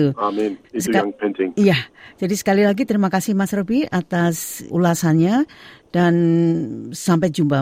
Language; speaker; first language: Indonesian; native; Indonesian